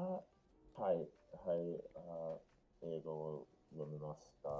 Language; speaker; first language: Japanese; non-native, learner; English